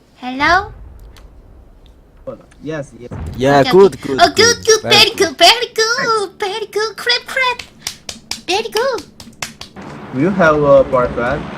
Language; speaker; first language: English; non-native, learner; Korean